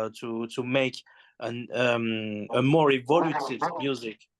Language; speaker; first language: English; non-native, learner; French